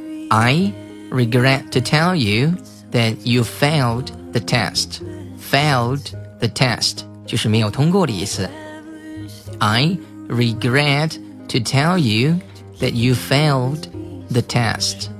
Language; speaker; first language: English; non-native, fluent; Chinese